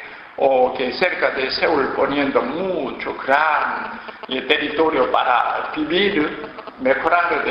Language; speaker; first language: Spanish; non-native, learner; Korean